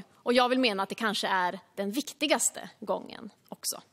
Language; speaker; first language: Swedish; native; Swedish